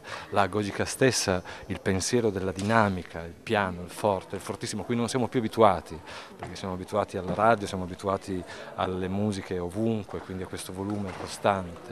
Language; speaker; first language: Italian; native; Italian